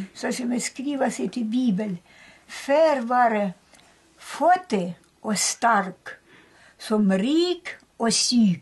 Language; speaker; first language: Swedish; early bilingual, heritage; Swedish